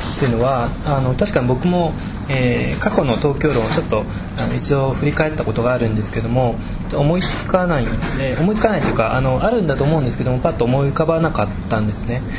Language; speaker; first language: Japanese; native; Japanese